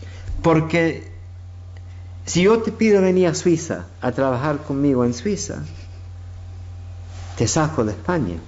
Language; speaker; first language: Spanish; non-native, fluent; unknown